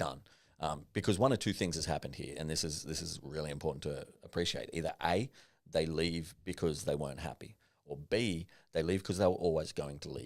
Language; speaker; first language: English; native; English